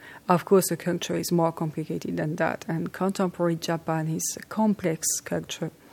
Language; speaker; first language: English; non-native, fluent; French